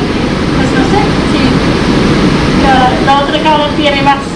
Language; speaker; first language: Spanish; non-native, fluent; English